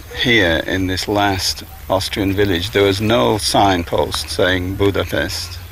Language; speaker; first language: English; native; English